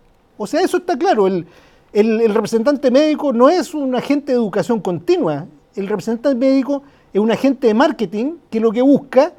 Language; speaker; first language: Spanish; native; Spanish